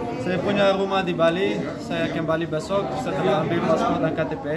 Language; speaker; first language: Indonesian; non-native, learner; Dutch